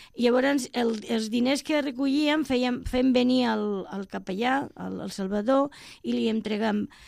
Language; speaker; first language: Catalan; non-native, local second language; Spanish